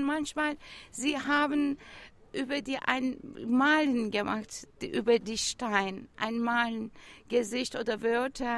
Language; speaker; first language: German; non-native, learner; Turkish